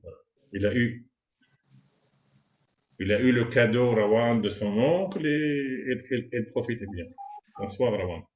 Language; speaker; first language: French; non-native, fluent; Arabic